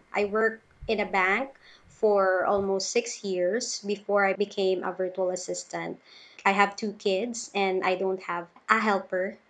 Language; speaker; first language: English; non-native, local second language; Cebuano